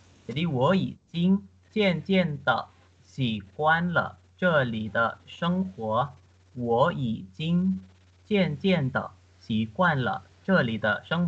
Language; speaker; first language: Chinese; non-native, fluent; Indonesian